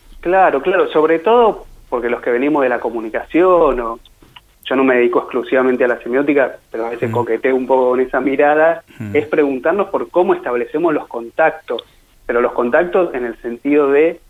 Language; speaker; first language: Spanish; native; Spanish